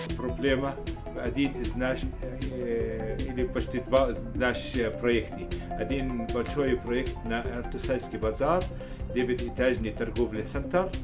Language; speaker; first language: Russian; non-native, learner; Arabic